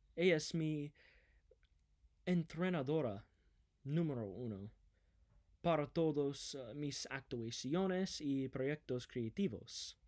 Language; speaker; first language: Spanish; non-native, learner; English